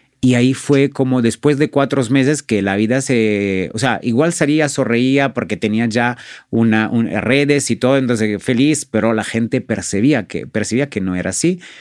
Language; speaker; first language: Spanish; non-native, fluent; Italian